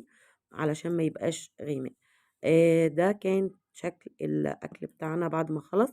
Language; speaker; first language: Arabic; native; Arabic